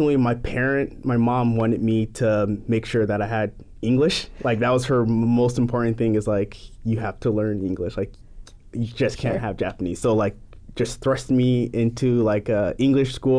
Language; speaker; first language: English; non-native, fluent; Japanese